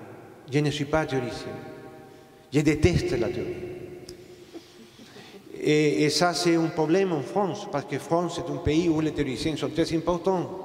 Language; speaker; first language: French; non-native, fluent; Spanish